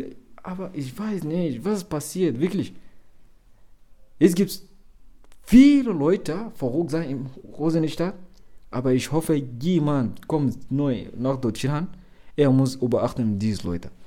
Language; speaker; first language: German; non-native, learner; Arabic